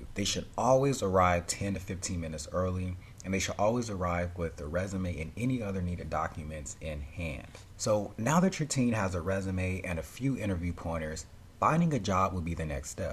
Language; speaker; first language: English; native; English